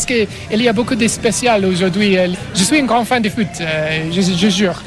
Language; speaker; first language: French; non-native, fluent; English